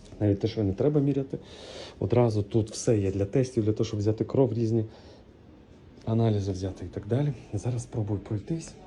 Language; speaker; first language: Ukrainian; native; Ukrainian